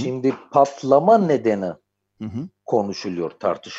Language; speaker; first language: Turkish; non-native, fluent; Armenian